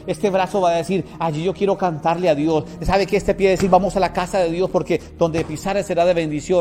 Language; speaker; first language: Spanish; native; Spanish